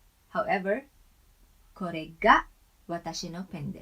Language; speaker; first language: Japanese; non-native, learner; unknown